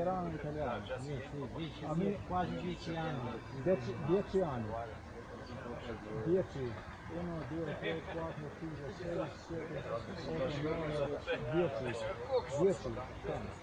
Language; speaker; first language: Italian; non-native, learner; Slovenian